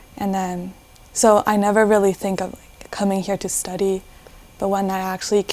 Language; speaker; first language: English; non-native, fluent; Chinese